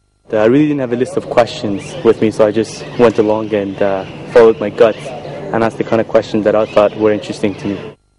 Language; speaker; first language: English; early bilingual, other home language; Persian